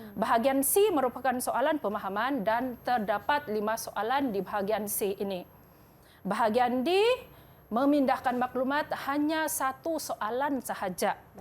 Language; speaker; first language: Malay; non-native, local second language; Central Dusun